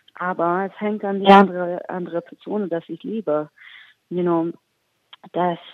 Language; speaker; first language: German; non-native, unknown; English